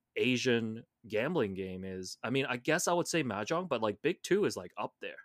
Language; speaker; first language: English; non-native, local second language; Cantonese